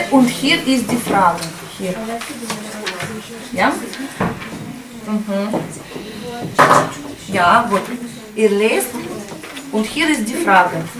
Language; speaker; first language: German; non-native, fluent; Russian